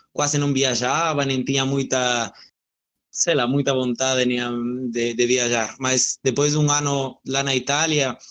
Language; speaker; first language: Portuguese; non-native, learner; Spanish